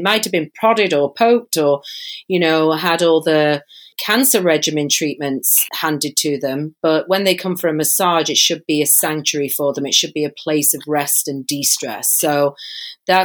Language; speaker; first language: English; native; English